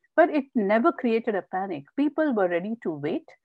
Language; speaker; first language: English; non-native, local second language; Hindi